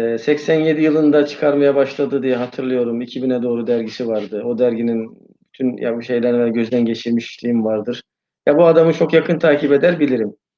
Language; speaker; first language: Turkish; non-native, fluent; Uyghur